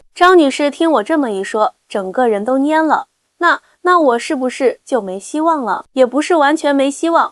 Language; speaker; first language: Chinese; native; Chinese